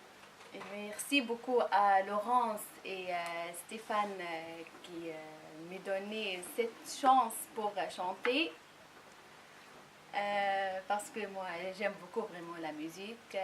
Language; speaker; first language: French; non-native, learner; Arabic